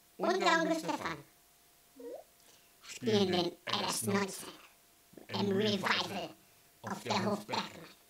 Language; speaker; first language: German; native; German